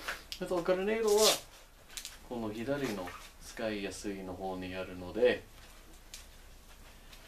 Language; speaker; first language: Japanese; non-native, learner; English